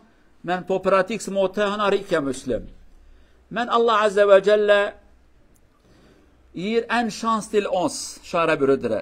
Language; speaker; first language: Swedish; non-native, fluent; Kurdish